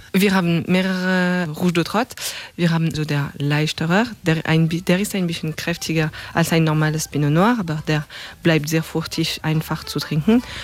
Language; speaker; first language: German; non-native, learner; French